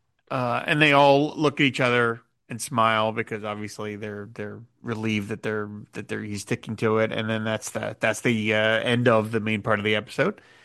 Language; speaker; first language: English; native; English